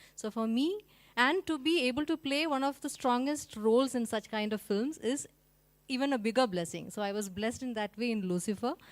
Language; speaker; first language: English; non-native, local second language; Malayalam